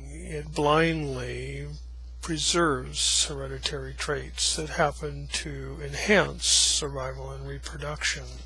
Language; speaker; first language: English; native; English